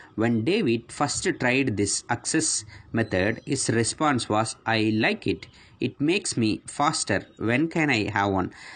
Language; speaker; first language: English; non-native, local second language; Tamil